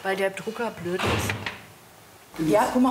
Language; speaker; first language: German; native; German